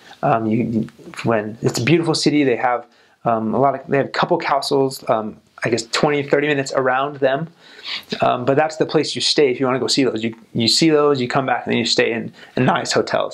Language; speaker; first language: English; native; English